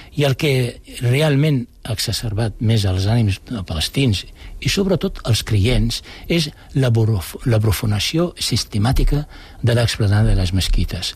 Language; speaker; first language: Catalan; non-native, fluent; Arabic